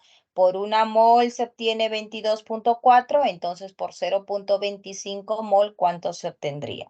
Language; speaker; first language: Spanish; native; Spanish